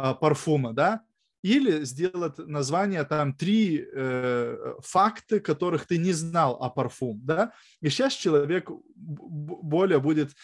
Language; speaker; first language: Russian; non-native, fluent; Lithuanian